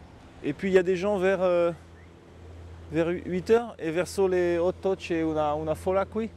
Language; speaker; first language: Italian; non-native, learner; French